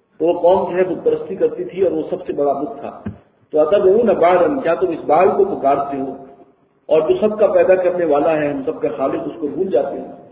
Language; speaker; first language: Urdu; native; Urdu